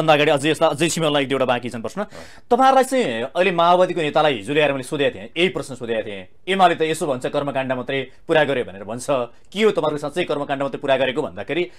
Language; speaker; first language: Nepali; native; Nepali